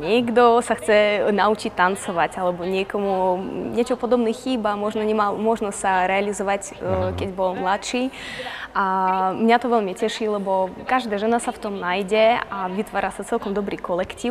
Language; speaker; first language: Slovak; non-native, fluent; Russian